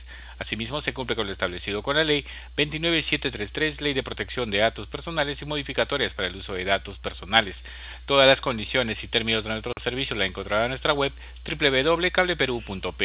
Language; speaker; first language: Spanish; native; Spanish